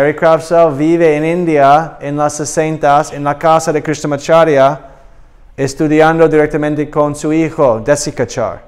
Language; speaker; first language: Spanish; non-native, learner; English